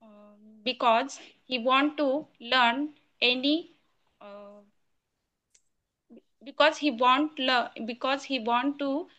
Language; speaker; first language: English; non-native, learner; Marathi